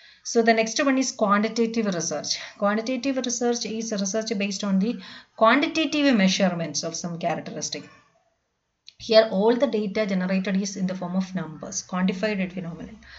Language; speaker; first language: English; non-native, local second language; Malayalam